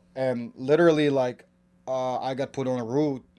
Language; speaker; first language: English; non-native, fluent; Kazakh